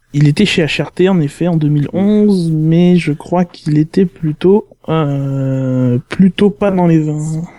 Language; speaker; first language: French; native; French